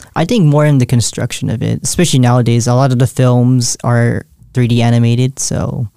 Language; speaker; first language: English; native; English